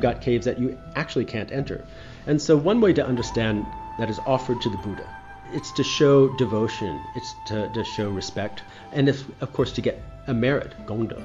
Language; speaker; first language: English; native; English